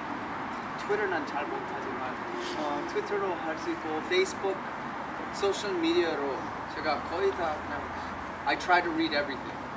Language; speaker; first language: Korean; early bilingual, heritage; English